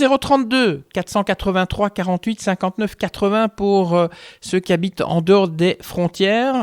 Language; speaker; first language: French; native; French